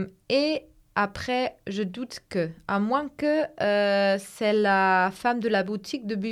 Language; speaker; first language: French; non-native, fluent; German